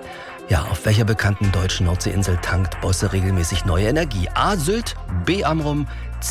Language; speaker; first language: German; native; German